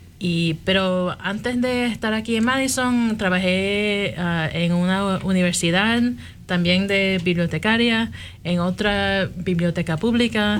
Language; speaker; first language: Spanish; early bilingual, heritage; Spanish